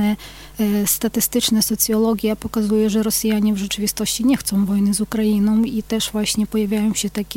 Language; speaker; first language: Polish; non-native, fluent; Ukrainian